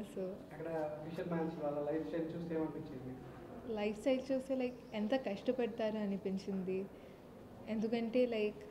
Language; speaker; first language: Telugu; non-native, fluent; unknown